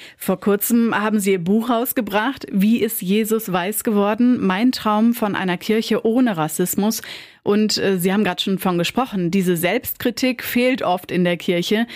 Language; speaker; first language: German; native; German